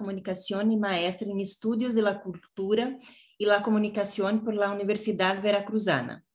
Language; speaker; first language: Spanish; non-native, learner; Portuguese